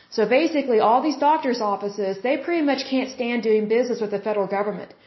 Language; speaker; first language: English; native; English